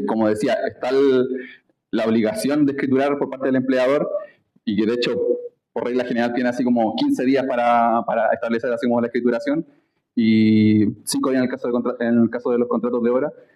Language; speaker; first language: Spanish; native; Spanish